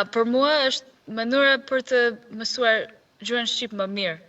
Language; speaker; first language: Albanian; non-native, learner; English